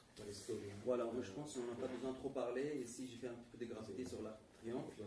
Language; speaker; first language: French; non-native, fluent; Arabic